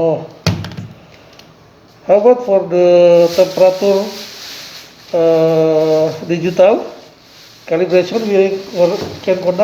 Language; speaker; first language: English; non-native, learner; Indonesian